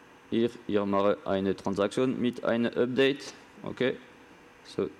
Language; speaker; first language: German; non-native, learner; French